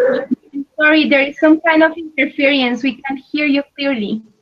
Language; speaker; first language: English; non-native, fluent; Spanish